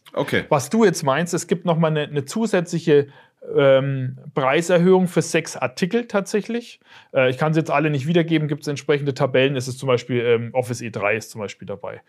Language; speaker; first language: German; native; German